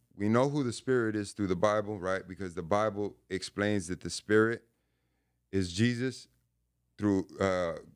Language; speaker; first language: English; native; English